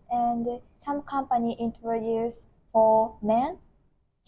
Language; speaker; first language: English; non-native, learner; Japanese